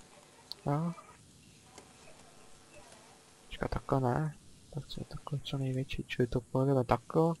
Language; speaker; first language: Czech; native; Czech